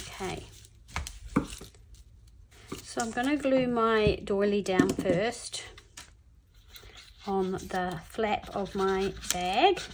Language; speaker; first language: English; native; English